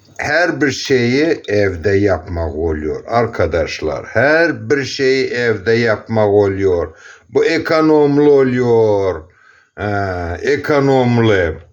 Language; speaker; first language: Turkish; non-native, learner; Azerbaijani